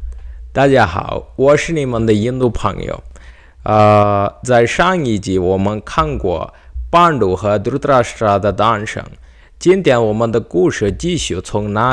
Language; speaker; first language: Chinese; non-native, learner; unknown